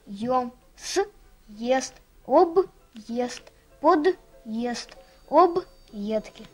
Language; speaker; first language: Russian; native; Russian